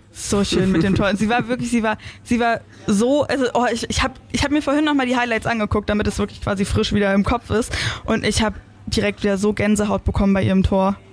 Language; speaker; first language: German; native; German